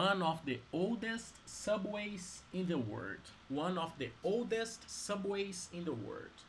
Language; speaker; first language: English; non-native, fluent; Portuguese